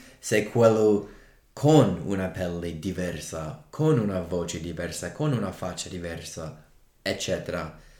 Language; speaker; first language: Italian; non-native, fluent; English